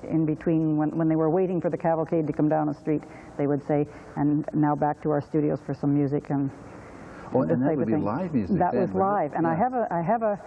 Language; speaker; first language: English; native; English